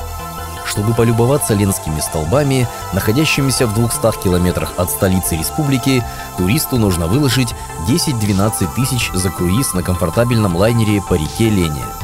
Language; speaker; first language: Russian; native; Russian